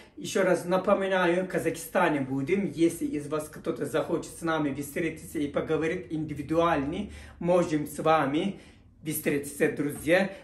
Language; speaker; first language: Russian; non-native, learner; Turkish